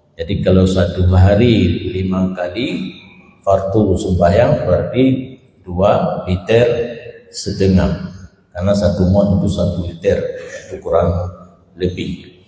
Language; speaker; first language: Malay; non-native, local second language; Achinese